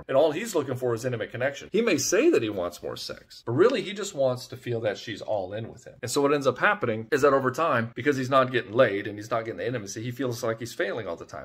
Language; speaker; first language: English; native; English